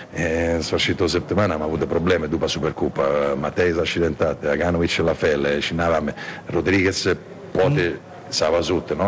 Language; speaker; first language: Romanian; non-native, fluent; Italian